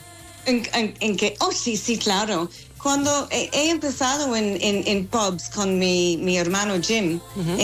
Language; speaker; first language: Spanish; non-native, fluent; English